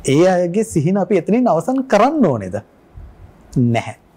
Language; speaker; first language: Sinhala; native; Sinhala